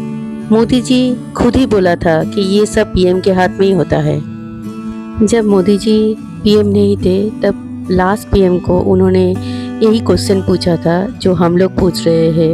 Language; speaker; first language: Hindi; non-native, local second language; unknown